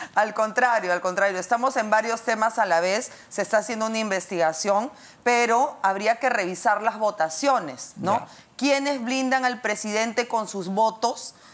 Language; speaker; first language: Spanish; native; Spanish